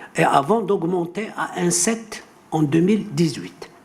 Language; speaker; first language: French; non-native, local second language; Arabic